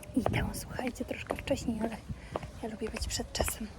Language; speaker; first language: Polish; native; Polish